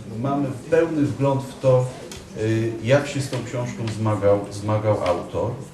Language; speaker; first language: Polish; native; Polish